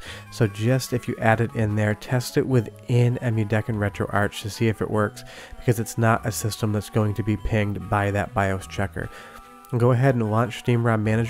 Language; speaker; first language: English; native; English